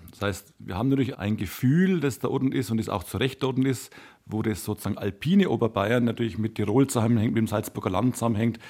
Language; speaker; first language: German; native; German